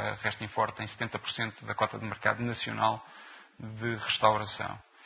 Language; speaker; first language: Portuguese; native; Portuguese